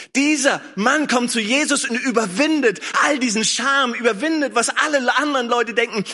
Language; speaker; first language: German; native; German